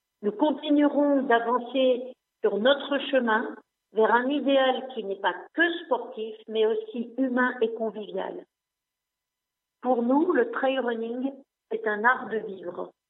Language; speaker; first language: French; non-native, local second language; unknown